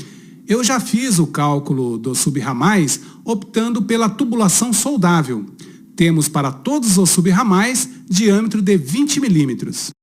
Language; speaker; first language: Portuguese; native; Portuguese